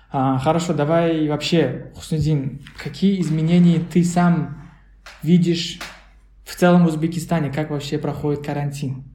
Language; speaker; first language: Russian; non-native, local second language; Uzbek